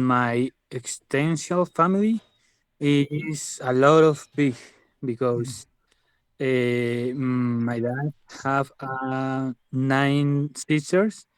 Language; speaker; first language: English; non-native, learner; Spanish